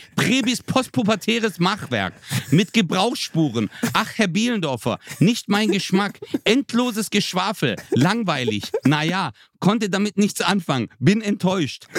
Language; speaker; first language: German; early bilingual, other home language; Turkish